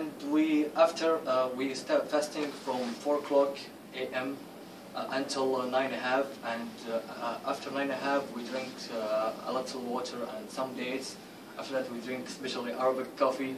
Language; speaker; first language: English; non-native, learner; Arabic